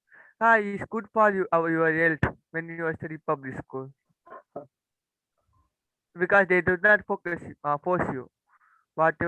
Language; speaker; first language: English; non-native, learner; Tamil